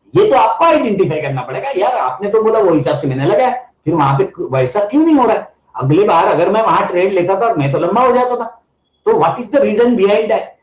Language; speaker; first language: Hindi; non-native, local second language; Marathi